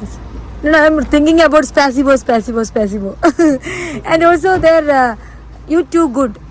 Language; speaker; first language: English; non-native, learner; Malayalam